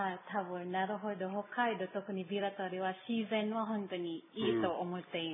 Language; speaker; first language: Japanese; non-native, learner; Filipino